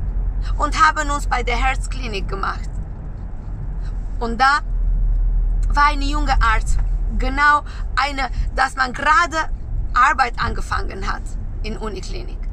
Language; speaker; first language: German; non-native, learner; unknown